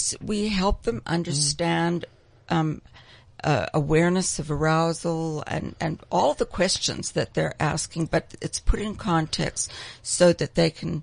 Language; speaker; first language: English; native; English